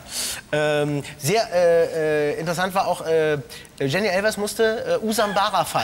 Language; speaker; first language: German; native; German